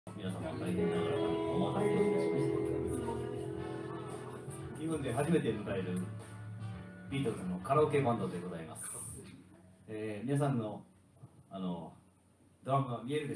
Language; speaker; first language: Japanese; native; Japanese